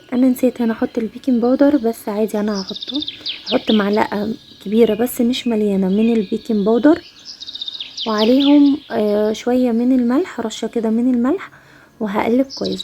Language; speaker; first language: Arabic; native; Arabic